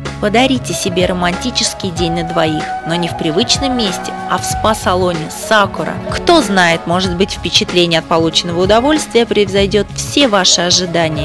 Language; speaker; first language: Russian; native; Russian